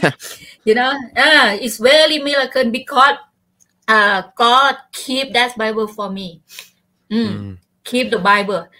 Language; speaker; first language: English; non-native, learner; Thai